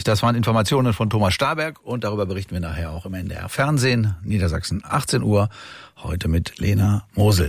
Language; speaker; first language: German; native; German